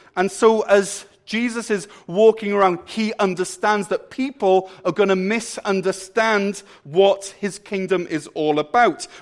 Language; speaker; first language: English; native; English